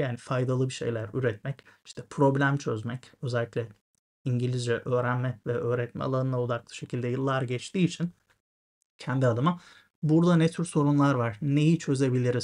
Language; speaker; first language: Turkish; native; Turkish